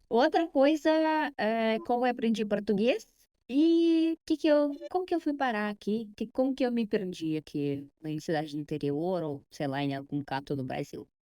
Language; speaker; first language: Portuguese; non-native, fluent; Russian